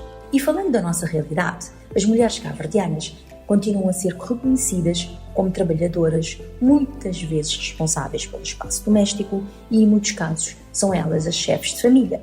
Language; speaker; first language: Portuguese; non-native, local second language; Kabuverdianu